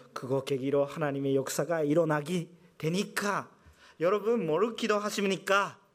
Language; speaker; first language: Korean; non-native, fluent; Japanese